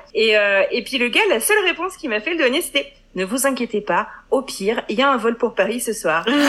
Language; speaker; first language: French; native; French